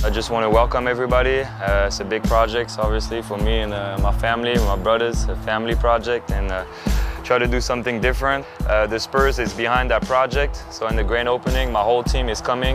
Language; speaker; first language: English; non-native, fluent; French